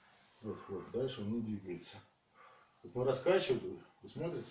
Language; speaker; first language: Russian; native; Russian